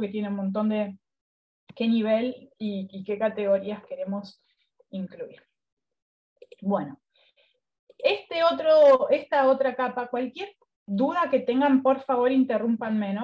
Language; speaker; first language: Spanish; native; Spanish